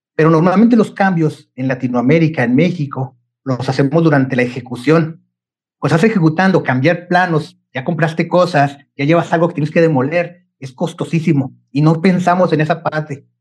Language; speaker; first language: Spanish; native; Spanish